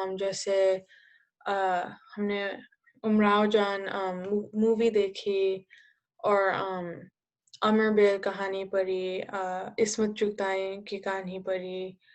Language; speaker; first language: Hindi; early bilingual, heritage; Hindi